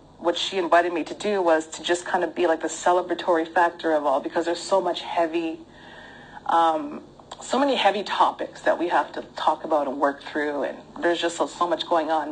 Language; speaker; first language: English; native; English